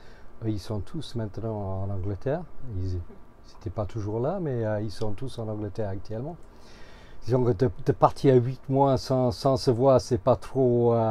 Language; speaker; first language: French; non-native, fluent; English